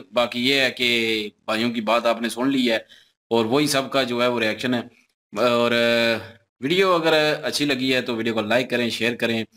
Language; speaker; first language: Urdu; non-native, local second language; Punjabi